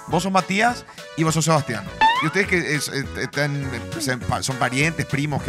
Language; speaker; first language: Spanish; native; Spanish